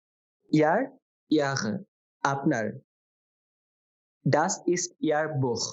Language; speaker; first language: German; non-native, fluent; Bangla